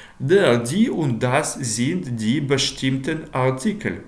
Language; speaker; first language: German; non-native, fluent; Ukrainian